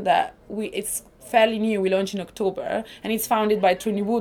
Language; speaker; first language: English; non-native, fluent; Italian